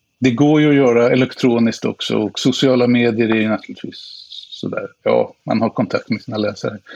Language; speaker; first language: Swedish; native; Swedish